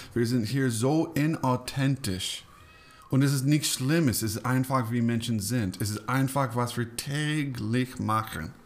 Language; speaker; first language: German; non-native, fluent; English